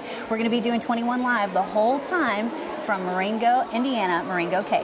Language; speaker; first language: English; native; English